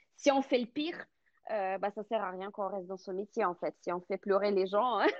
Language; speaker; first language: French; non-native, fluent; Russian